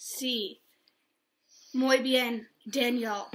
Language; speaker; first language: Spanish; non-native, learner; English